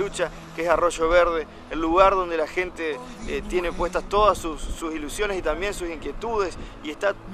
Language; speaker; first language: Spanish; native; Spanish